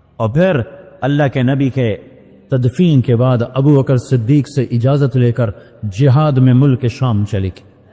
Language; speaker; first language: Urdu; non-native, local second language; Punjabi